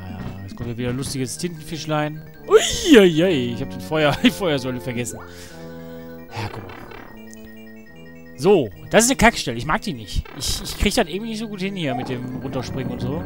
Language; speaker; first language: German; native; German